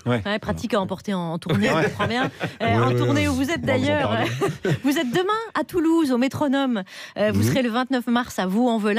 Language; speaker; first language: French; native; French